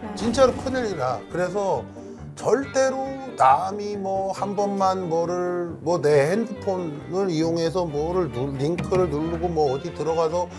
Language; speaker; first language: Korean; native; Korean